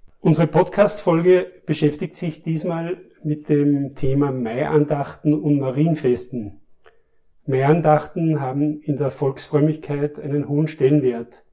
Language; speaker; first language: German; native; German